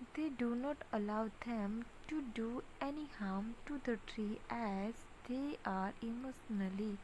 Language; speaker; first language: English; non-native, local second language; Gujarati